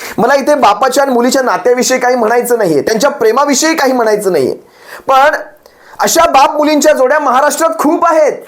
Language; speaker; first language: Marathi; native; Marathi